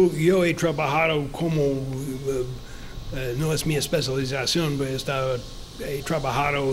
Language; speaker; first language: Spanish; non-native, fluent; English